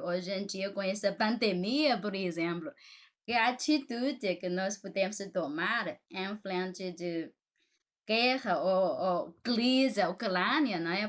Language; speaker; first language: Portuguese; non-native, fluent; Chinese